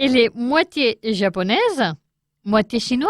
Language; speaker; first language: French; non-native, learner; Spanish